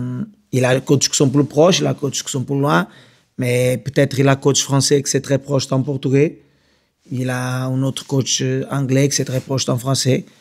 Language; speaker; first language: French; non-native, fluent; Portuguese